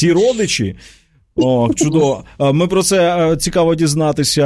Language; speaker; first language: Ukrainian; native; Ukrainian